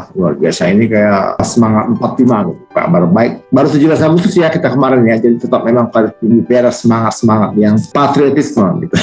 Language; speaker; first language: Indonesian; native; Indonesian